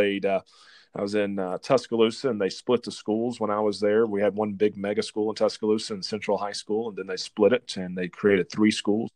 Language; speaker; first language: English; native; English